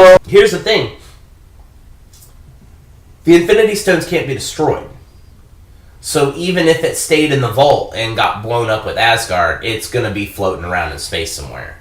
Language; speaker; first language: English; native; English